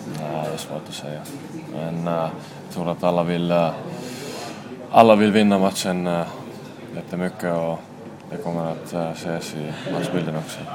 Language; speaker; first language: Swedish; non-native, fluent; Finnish